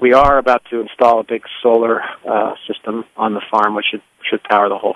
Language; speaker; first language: English; native; English